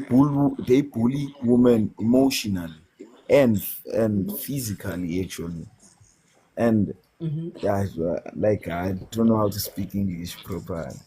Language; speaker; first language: English; non-native, learner; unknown